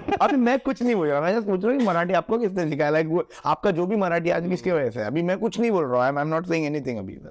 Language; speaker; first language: Hindi; non-native, local second language; Marathi